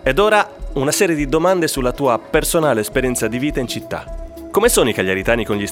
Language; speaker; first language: Italian; native; Italian